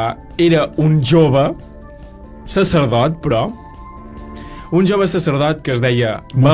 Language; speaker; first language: Catalan; native; Catalan